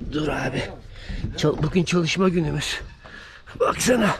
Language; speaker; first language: Turkish; native; Turkish